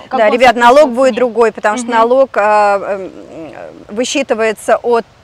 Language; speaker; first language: Russian; native; Russian